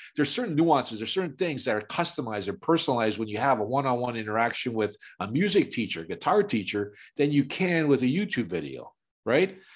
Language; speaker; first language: English; native; English